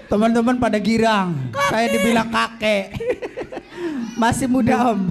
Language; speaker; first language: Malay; non-native, local second language; Javanese